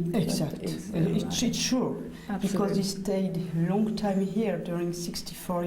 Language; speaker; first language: English; non-native, learner; French